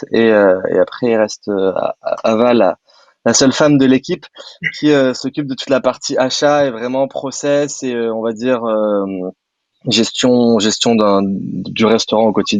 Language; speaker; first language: French; native; French